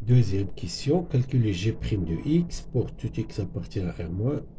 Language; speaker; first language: French; non-native, local second language; Arabic